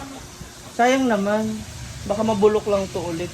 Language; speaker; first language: Filipino; non-native, local second language; Cebuano